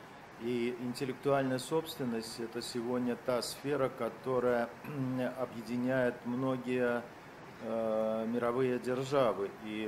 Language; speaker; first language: Russian; native; Russian